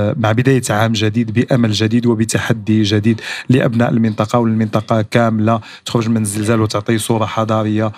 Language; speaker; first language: Arabic; native; Arabic